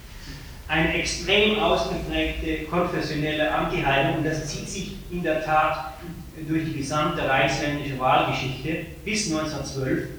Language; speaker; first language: German; native; German